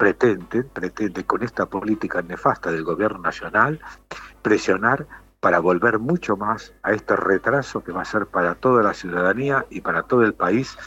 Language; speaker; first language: Spanish; native; Spanish